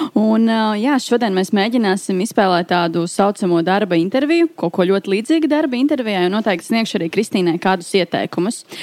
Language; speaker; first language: Latvian; native; Latvian